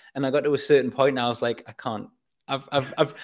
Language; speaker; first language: English; native; English